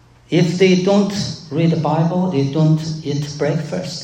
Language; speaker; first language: English; non-native, fluent; Chinese